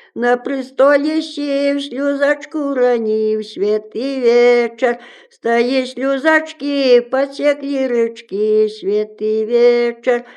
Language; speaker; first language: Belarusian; native; Belarusian